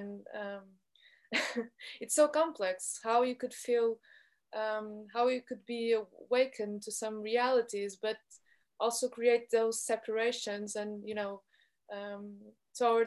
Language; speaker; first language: English; non-native, fluent; Portuguese